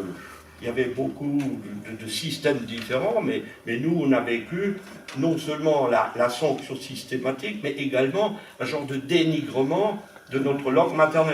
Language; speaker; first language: French; non-native, local second language; Swiss German